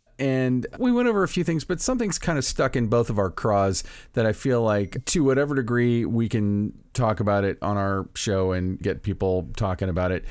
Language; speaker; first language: English; native; English